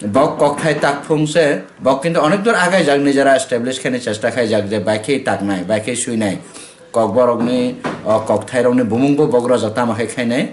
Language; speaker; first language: Bangla; non-native, local second language; Kok Borok